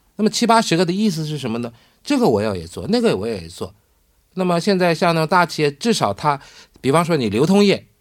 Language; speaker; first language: Chinese; non-native, fluent; Korean